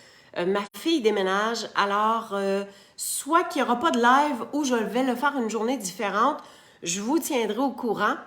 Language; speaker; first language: French; native; French